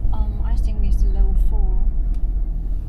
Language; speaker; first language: English; non-native, learner; Chinese